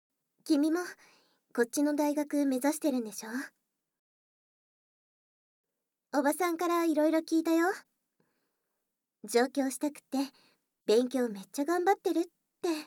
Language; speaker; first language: Japanese; native; Japanese